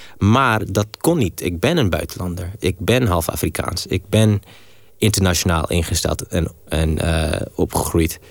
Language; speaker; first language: Dutch; early bilingual, heritage; Dutch